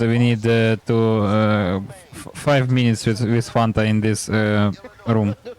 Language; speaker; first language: English; non-native, learner; Ukrainian